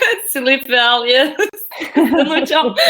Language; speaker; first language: English; non-native, learner; Turkish